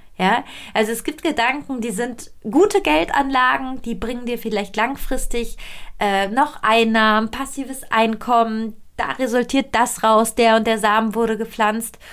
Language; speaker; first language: German; non-native, fluent; Italian